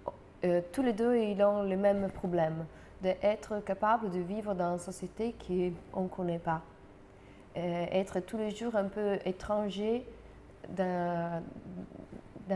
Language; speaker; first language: French; non-native, fluent; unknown